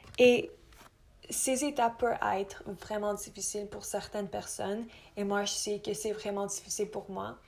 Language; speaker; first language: French; non-native, local second language; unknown